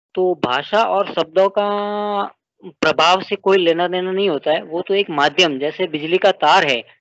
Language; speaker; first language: Hindi; native; Hindi